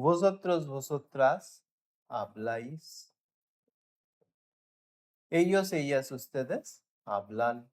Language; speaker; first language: Spanish; non-native, fluent; Bangla